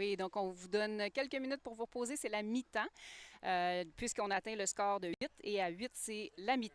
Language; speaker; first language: French; native; French